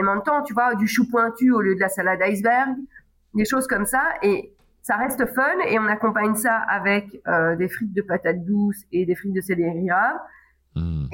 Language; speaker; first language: French; native; French